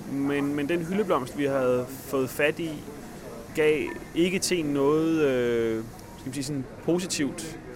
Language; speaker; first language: Danish; native; Danish